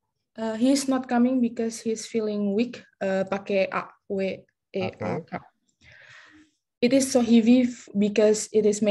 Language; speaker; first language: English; non-native, learner; Indonesian